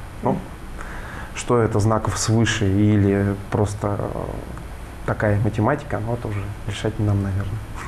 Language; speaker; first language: Russian; native; Russian